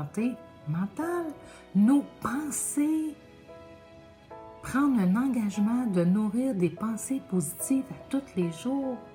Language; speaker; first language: French; native; French